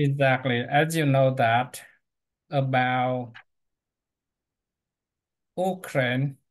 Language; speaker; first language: English; non-native, learner; Vietnamese